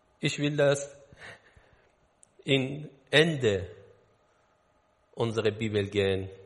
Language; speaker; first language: German; non-native, learner; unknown